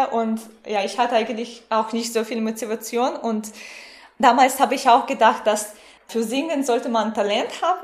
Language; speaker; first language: German; non-native, fluent; Russian